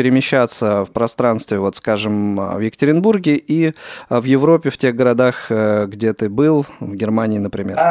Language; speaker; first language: Russian; native; Russian